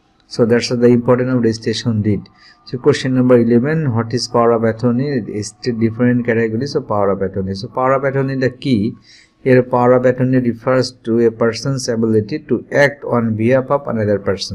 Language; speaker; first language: English; non-native, local second language; Bangla